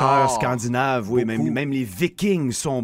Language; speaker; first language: French; native; French